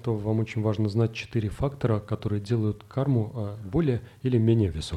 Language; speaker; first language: Russian; native; Russian